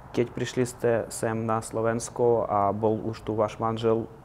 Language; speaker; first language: Slovak; non-native, fluent; Ukrainian